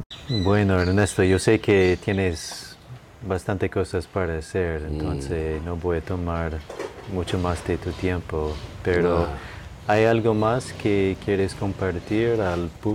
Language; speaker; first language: Spanish; non-native, fluent; English